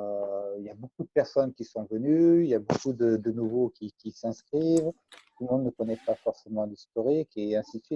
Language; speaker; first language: French; native; French